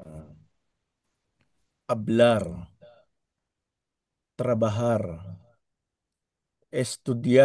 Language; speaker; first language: Spanish; non-native, learner; Filipino